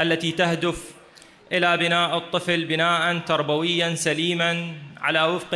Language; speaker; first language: Arabic; native; Arabic